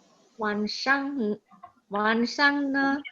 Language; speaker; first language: Chinese; non-native, learner; Indonesian